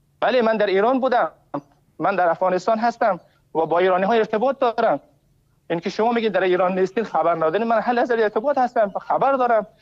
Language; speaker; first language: Persian; native; Persian